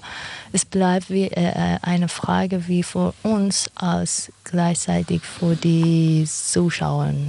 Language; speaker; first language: German; non-native, learner; Persian